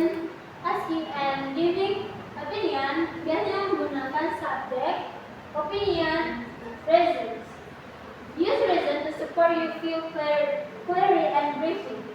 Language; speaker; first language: English; non-native, fluent; Indonesian